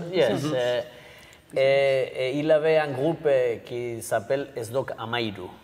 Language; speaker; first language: French; non-native, learner; Basque